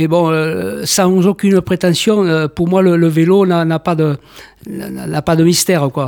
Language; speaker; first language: French; native; French